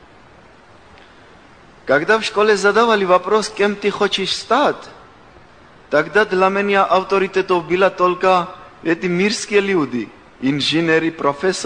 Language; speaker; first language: Russian; non-native, local second language; Georgian